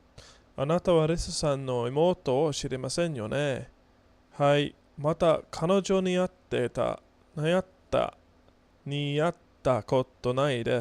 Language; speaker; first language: Japanese; non-native, learner; English